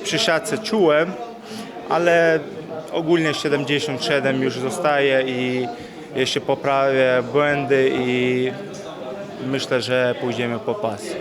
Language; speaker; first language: Polish; non-native, fluent; Chechen